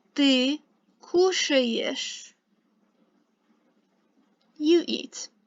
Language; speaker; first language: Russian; non-native, fluent; English